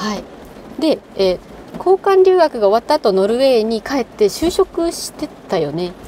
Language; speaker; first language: Japanese; native; Japanese